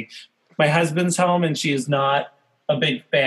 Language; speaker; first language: English; native; English